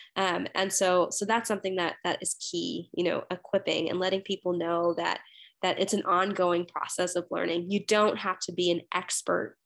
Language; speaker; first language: English; native; English